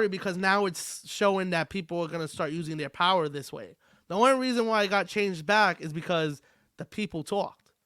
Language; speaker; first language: English; native; English